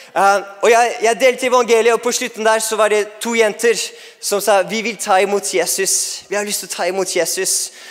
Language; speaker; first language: Norwegian; non-native, fluent; English